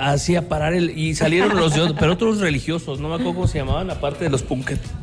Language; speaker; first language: Spanish; native; Spanish